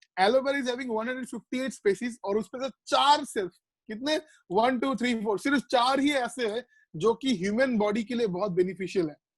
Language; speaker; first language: Hindi; non-native, local second language; Bangla